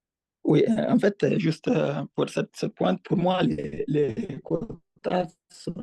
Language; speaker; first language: French; non-native, fluent; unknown